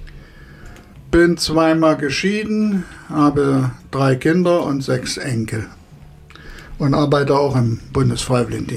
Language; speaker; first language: German; native; German